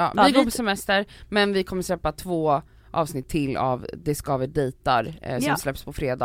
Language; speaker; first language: Swedish; native; Swedish